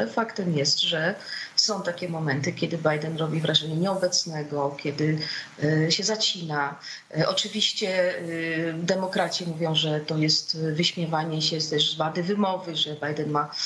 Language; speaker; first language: Polish; native; Polish